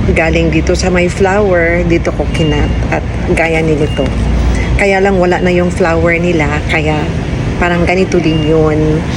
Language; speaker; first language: Filipino; non-native, local second language; Cebuano